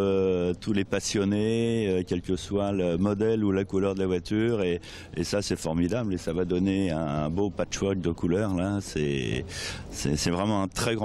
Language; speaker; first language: French; native; French